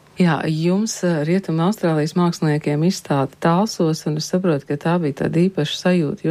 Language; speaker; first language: Latvian; native; Latvian